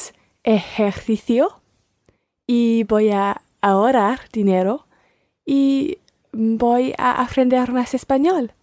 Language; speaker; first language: Spanish; non-native, learner; English